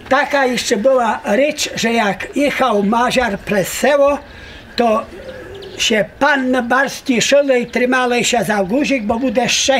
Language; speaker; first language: Polish; non-native, local second language; Rusyn